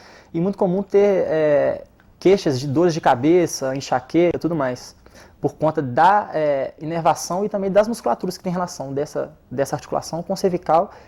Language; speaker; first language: Portuguese; native; Portuguese